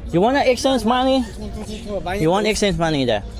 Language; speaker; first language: English; non-native, learner; Thai